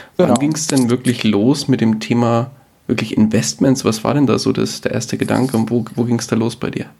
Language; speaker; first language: German; native; German